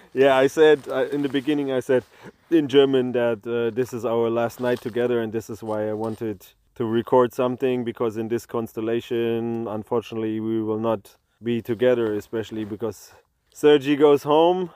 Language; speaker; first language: English; non-native, fluent; German